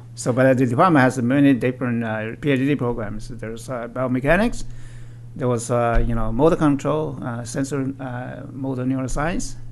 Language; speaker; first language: English; non-native, fluent; Chinese